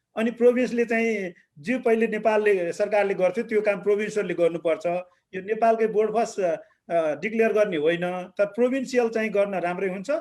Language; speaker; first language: Nepali; native; Nepali